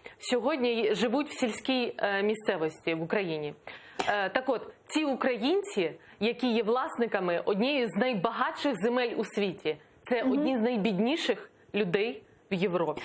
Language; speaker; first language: Ukrainian; native; Ukrainian